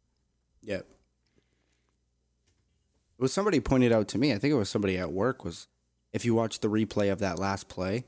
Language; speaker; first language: English; native; English